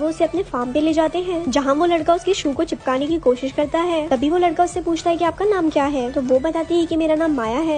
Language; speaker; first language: Hindi; native; Hindi